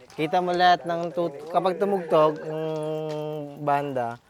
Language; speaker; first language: Filipino; non-native, local second language; Aklanon